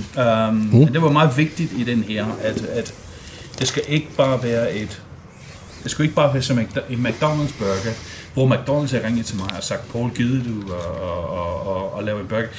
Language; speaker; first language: Danish; non-native, fluent; English